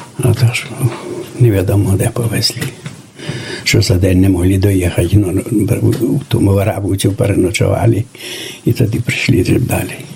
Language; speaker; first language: Ukrainian; native; Ukrainian